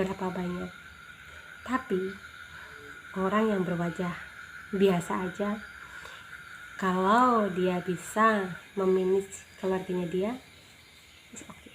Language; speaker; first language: Indonesian; native; Indonesian